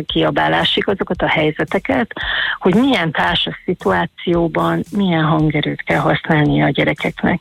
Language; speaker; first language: Hungarian; native; Hungarian